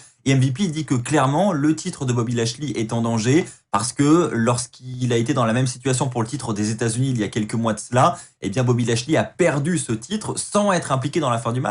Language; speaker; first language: French; native; French